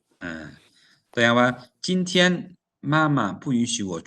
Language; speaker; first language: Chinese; non-native, fluent; Lao